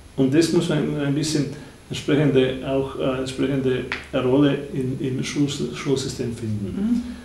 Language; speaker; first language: German; non-native, fluent; Bosnian